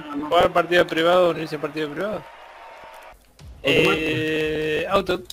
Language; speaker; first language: Spanish; native; Spanish